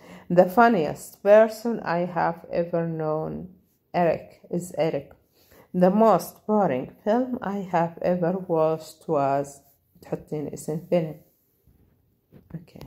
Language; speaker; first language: English; non-native, fluent; Arabic